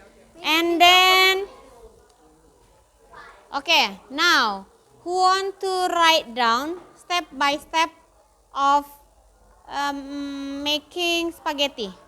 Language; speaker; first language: English; non-native, fluent; Indonesian